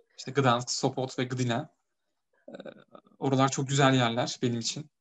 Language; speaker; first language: Turkish; native; Turkish